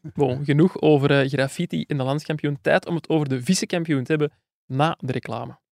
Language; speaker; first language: Dutch; native; Dutch